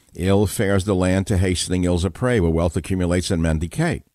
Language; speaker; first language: English; native; English